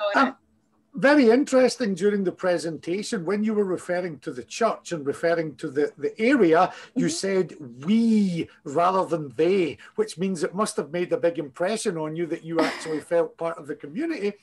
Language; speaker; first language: English; non-native, fluent; Portuguese